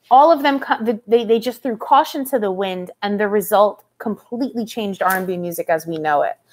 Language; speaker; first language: English; native; English